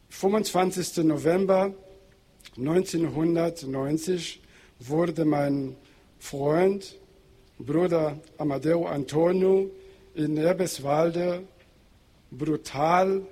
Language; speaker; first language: German; non-native, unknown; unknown